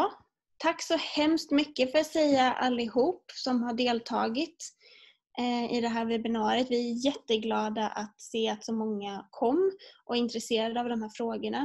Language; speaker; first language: Swedish; native; Swedish